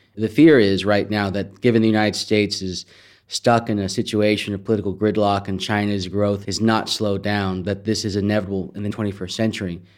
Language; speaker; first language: English; native; English